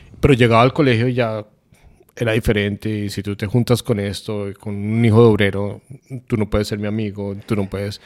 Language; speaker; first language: Spanish; native; Spanish